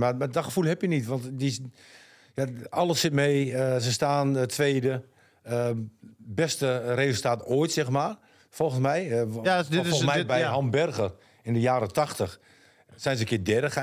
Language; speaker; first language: Dutch; native; Dutch